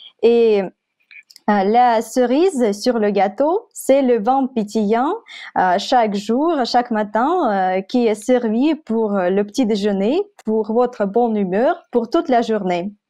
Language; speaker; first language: French; non-native, fluent; Russian